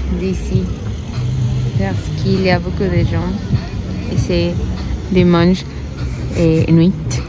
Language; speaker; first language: French; non-native, learner; Spanish